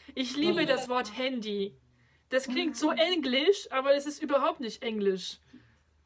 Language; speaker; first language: German; non-native, fluent; French